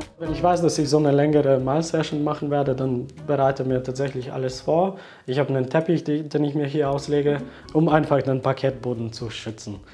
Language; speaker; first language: German; non-native, fluent; Slovenian